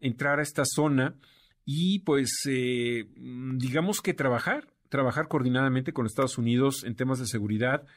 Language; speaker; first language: Spanish; native; Spanish